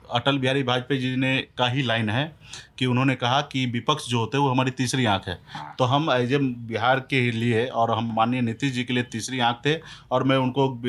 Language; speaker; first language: Hindi; native; Hindi